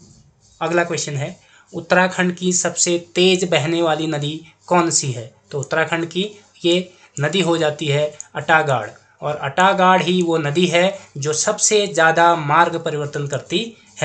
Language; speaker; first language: Hindi; native; Hindi